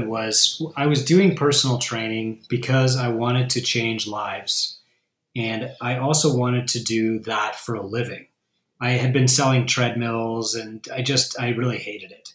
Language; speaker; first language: English; native; English